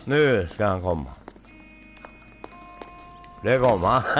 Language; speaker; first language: Swedish; non-native, local second language; Finnish